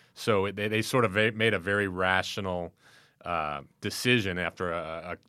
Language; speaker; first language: English; native; English